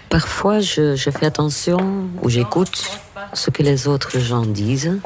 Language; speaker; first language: French; non-native, local second language; Dutch